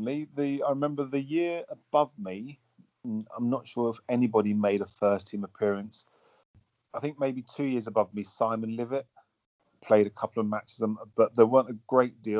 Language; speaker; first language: English; native; English